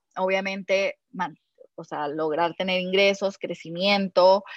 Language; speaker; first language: Spanish; native; Spanish